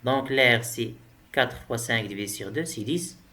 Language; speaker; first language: French; non-native, local second language; Arabic